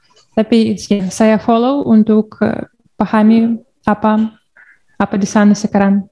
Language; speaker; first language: Indonesian; non-native, learner; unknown